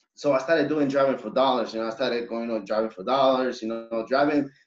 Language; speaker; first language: English; early bilingual, other home language; Spanish